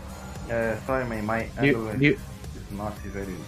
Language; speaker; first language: English; non-native, learner; Portuguese